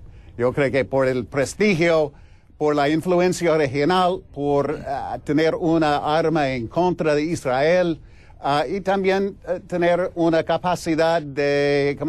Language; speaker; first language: Spanish; non-native, fluent; English